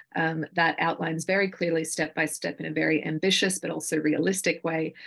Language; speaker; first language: English; native; English